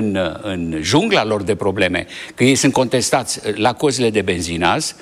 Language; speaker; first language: Romanian; native; Romanian